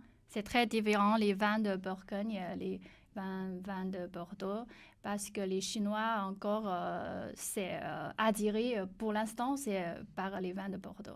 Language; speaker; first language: French; non-native, learner; Chinese